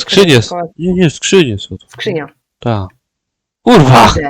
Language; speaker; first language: Polish; native; Polish